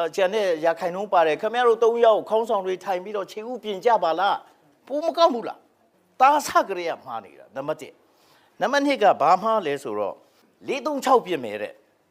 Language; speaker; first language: Burmese; non-native, local second language; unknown